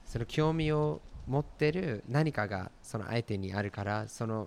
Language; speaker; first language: Japanese; non-native, fluent; English